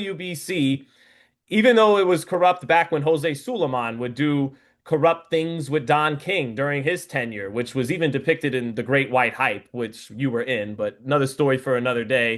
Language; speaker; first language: English; native; English